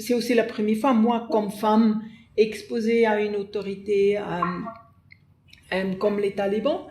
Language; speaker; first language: French; non-native, fluent; German